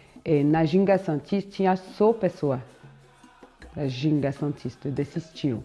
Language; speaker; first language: Portuguese; non-native, fluent; French